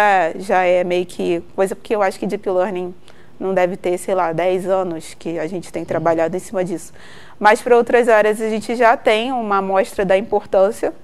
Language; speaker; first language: Portuguese; native; Portuguese